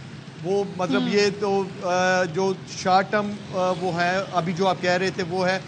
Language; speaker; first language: Urdu; native; Urdu